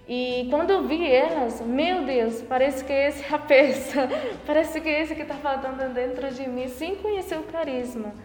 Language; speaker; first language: Portuguese; non-native, fluent; Spanish